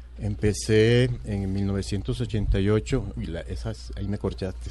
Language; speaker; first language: Spanish; native; Spanish